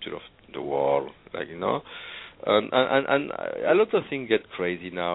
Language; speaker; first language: English; non-native, fluent; Spanish